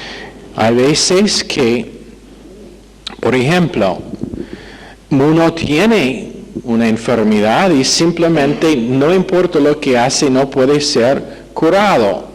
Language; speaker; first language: Spanish; non-native, fluent; English